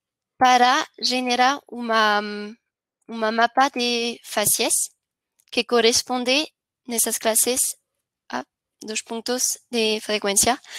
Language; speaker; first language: Spanish; non-native, learner; French